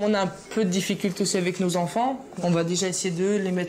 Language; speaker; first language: French; native; French